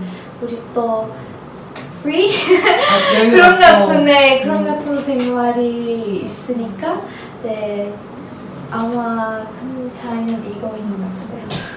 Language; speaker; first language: Korean; non-native, learner; Turkish